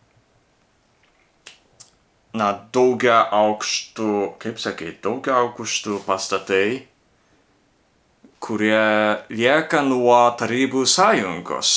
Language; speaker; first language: Lithuanian; non-native, learner; Japanese